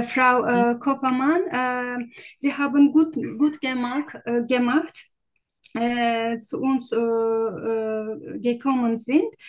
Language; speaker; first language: German; non-native, learner; Turkish